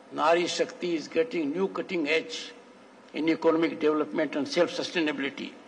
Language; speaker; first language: Hindi; native; Hindi